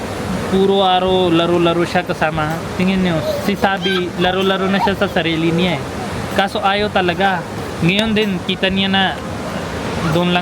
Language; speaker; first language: Filipino; non-native, learner; Punjabi